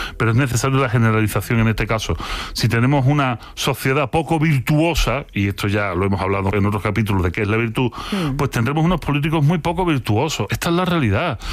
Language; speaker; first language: Spanish; native; Spanish